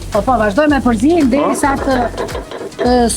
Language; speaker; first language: Albanian; native; Albanian